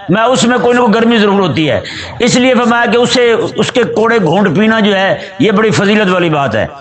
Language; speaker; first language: Urdu; non-native, local second language; Punjabi